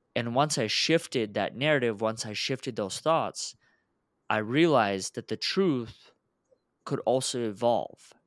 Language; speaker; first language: English; early bilingual, other home language; Russian